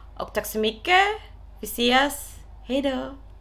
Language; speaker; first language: Swedish; non-native, learner; Indonesian